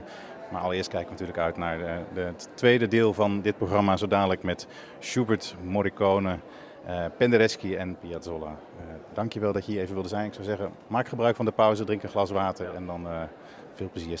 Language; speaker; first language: Dutch; native; Dutch